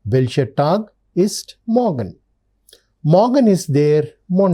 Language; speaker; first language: German; non-native, learner; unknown